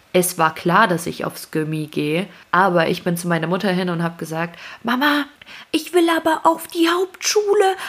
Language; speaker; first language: German; early bilingual, other home language; Russian